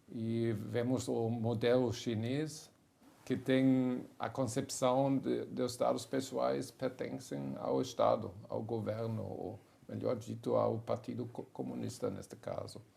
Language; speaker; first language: Portuguese; non-native, fluent; German